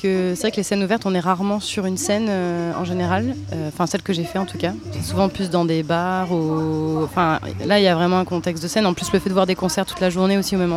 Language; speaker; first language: French; native; French